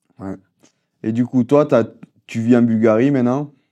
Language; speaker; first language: French; native; French